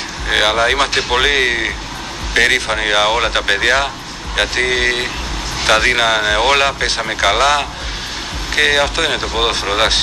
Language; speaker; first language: Greek; non-native, fluent; Spanish